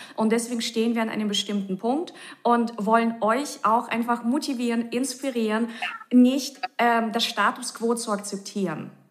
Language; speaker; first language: German; native; German